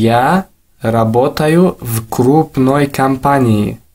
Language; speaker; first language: Russian; non-native, local second language; Tajik